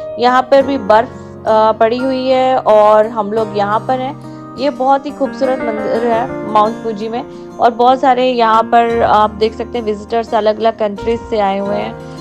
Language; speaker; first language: Hindi; native; Hindi